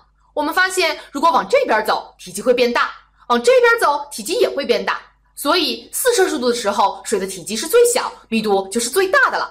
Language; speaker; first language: Chinese; native; Chinese